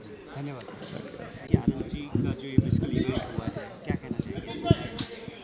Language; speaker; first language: Hindi; native; Hindi